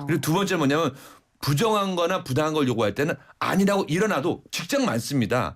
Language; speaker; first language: Korean; native; Korean